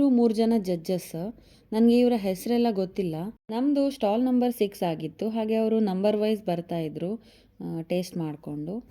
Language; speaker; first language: Kannada; non-native, local second language; Tulu